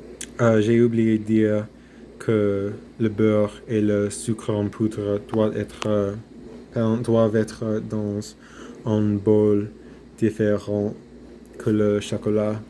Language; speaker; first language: French; non-native, learner; English